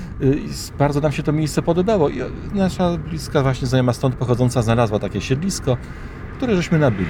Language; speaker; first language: Polish; native; Polish